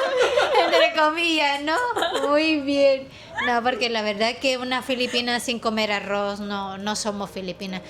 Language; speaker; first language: Spanish; non-native, fluent; Filipino